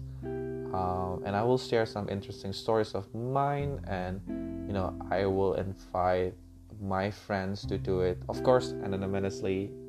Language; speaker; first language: English; non-native, fluent; Indonesian